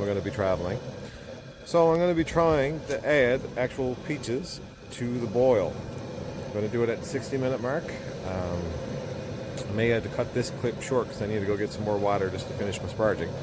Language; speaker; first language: English; native; English